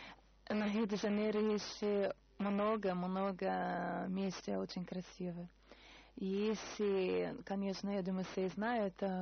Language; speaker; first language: Russian; non-native, learner; Portuguese